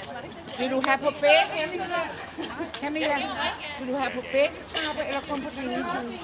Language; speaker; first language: Danish; native; Danish